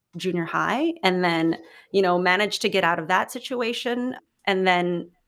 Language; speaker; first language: English; non-native, local second language; Filipino